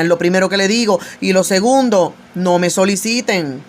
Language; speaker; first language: Spanish; native; Spanish